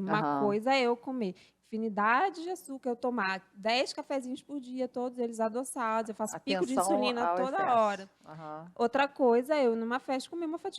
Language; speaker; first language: Portuguese; native; Portuguese